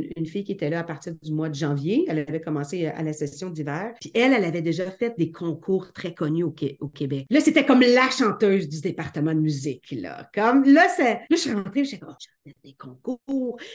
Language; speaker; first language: French; native; French